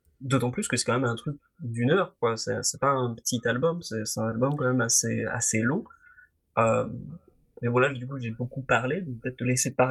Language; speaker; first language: French; native; French